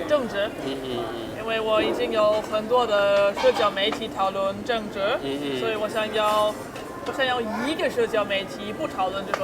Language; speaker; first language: Chinese; non-native, fluent; German